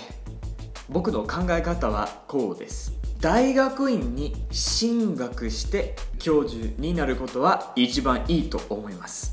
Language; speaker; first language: Japanese; non-native, fluent; English